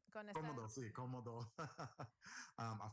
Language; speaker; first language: Spanish; non-native, learner; English